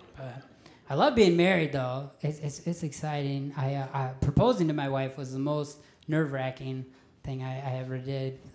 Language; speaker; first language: English; native; English